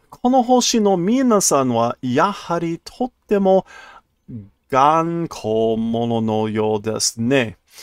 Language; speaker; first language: Japanese; non-native, learner; English